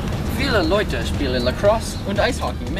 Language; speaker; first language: German; non-native, learner; English